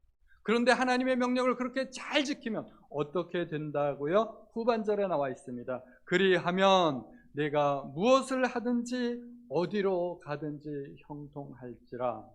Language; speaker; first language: Korean; native; Korean